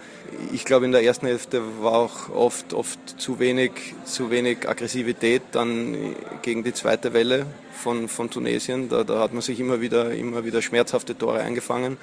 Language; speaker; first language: German; native; German